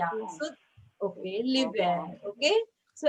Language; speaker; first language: English; non-native, local second language; Hindi